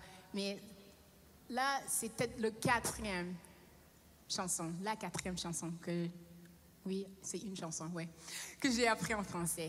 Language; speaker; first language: French; non-native, fluent; English